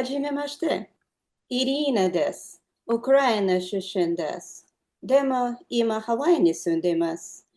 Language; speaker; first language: Japanese; non-native, learner; Ukrainian